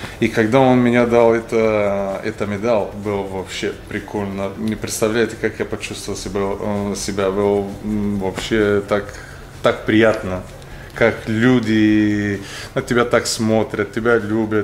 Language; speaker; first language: Russian; non-native, learner; Bulgarian